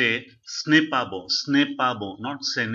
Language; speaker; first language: French; non-native, fluent; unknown